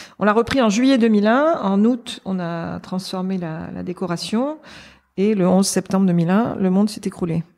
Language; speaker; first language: French; native; French